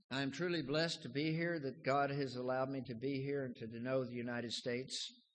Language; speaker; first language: English; native; English